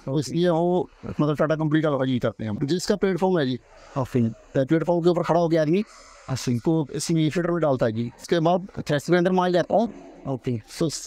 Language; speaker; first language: Hindi; non-native, local second language; Punjabi